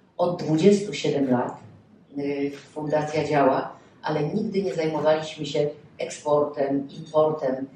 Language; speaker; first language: Polish; native; Polish